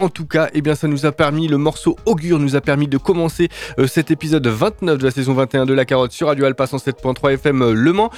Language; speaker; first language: French; native; French